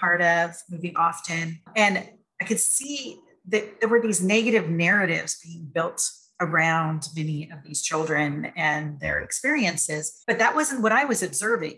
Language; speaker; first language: English; native; English